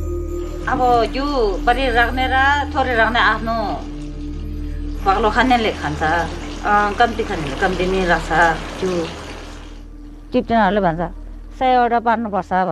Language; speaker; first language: Nepali; non-native, local second language; Sherpa